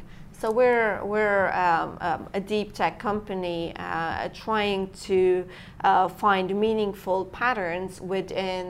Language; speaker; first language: English; non-native, fluent; Romanian